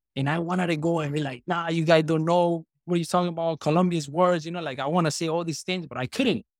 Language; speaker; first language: English; non-native, fluent; Spanish